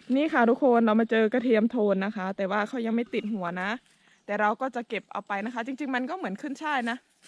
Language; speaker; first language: Thai; native; Thai